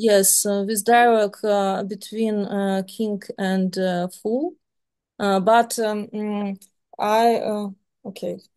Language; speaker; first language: English; non-native, learner; Serbian